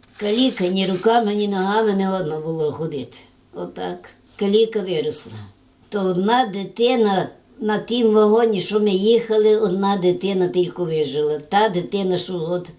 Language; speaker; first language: Ukrainian; native; Ukrainian